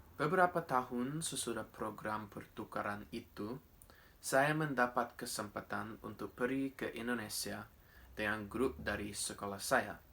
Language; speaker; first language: Indonesian; non-native, fluent; English